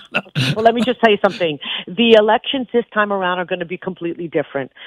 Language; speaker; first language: English; native; English